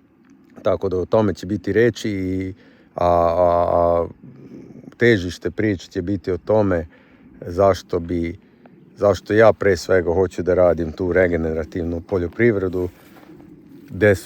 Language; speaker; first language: Croatian; native; Croatian